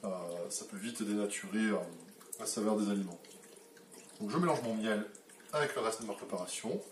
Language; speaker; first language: French; native; French